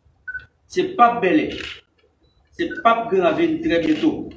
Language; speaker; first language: French; non-native, local second language; Haitian Creole